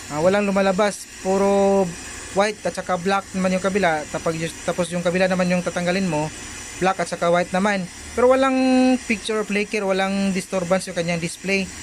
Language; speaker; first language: Filipino; non-native, local second language; Cebuano